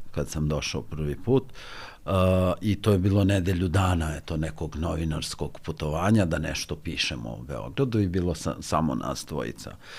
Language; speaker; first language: Serbian; non-native, local second language; Albanian